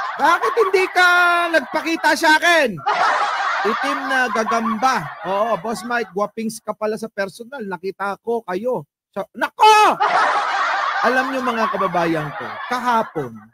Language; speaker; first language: Filipino; native; Filipino